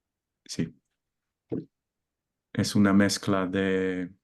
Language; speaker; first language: Spanish; non-native, learner; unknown